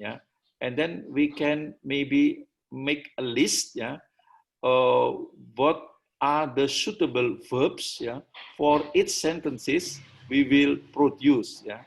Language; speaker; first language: English; non-native, learner; Indonesian